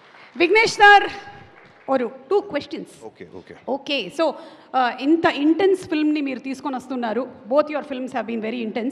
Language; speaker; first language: Telugu; native; Telugu